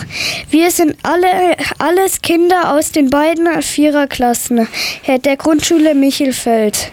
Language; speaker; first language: German; native; German